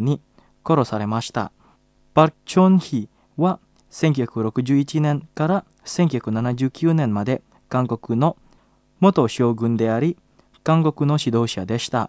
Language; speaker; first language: Japanese; non-native, fluent; Indonesian